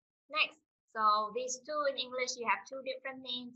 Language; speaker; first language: English; non-native, fluent; Vietnamese